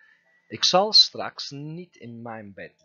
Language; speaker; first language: Dutch; non-native, fluent; Turkish